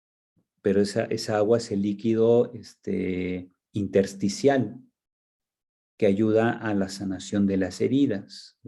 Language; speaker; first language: Spanish; native; Spanish